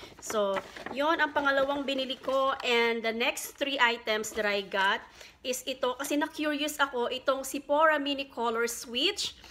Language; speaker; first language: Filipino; non-native, local second language; Pampanga